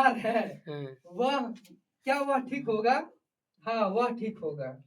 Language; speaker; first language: Hindi; native; Hindi